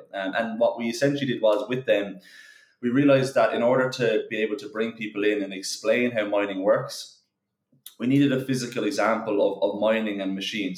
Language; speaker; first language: English; native; English